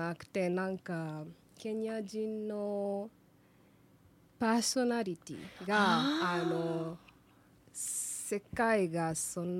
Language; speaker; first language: Japanese; non-native, learner; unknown